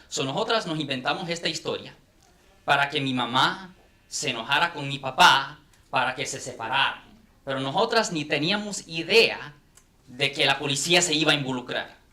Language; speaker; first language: Spanish; non-native, fluent; English